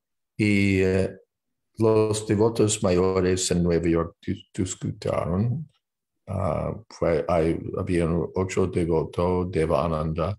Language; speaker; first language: Spanish; non-native, fluent; English